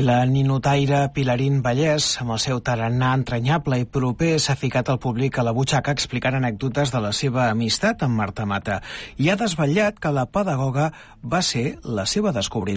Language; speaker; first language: Catalan; native; Catalan